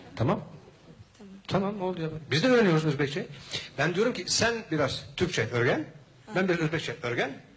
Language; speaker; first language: Turkish; native; Turkish